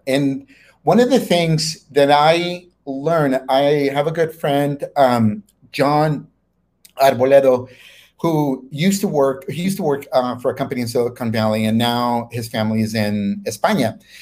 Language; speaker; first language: English; native; English